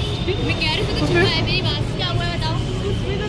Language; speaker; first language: Hindi; native; Hindi